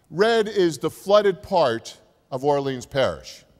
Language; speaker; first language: English; native; English